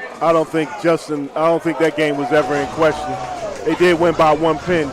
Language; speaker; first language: English; native; English